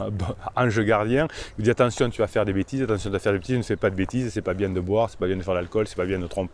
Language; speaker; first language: French; native; French